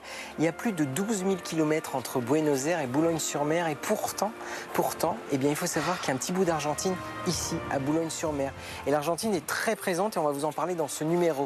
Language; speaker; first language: French; native; French